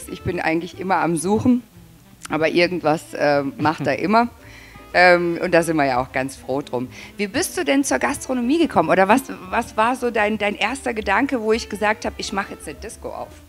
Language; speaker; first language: German; native; German